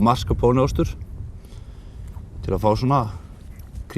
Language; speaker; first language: Icelandic; native; Icelandic